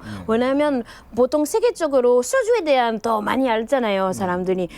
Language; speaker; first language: Korean; non-native, fluent; French